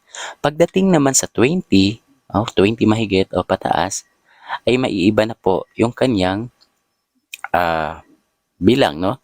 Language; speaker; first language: Filipino; native; Filipino